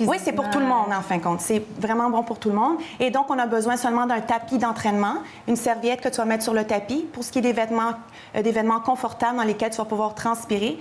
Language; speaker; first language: French; native; French